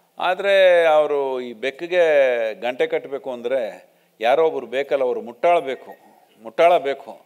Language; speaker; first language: Kannada; non-native, local second language; Telugu